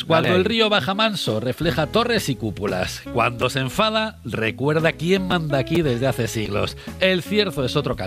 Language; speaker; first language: Spanish; native; Spanish